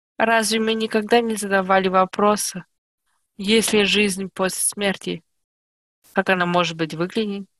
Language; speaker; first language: Russian; early bilingual, heritage; Russian